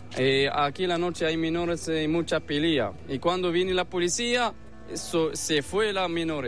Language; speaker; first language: Spanish; non-native, learner; Arabic